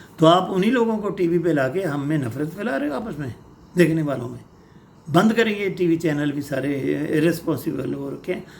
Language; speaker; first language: Hindi; non-native, local second language; Punjabi